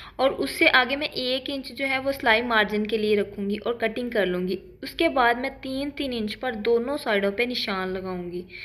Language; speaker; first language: Urdu; native; Urdu